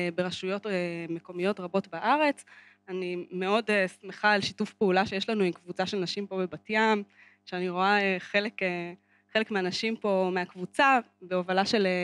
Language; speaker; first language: Hebrew; native; Hebrew